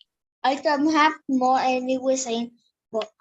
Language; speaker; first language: English; non-native, learner; Vietnamese